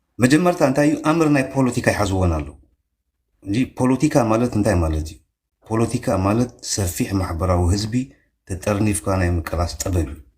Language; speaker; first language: Tigrinya; native; Tigrinya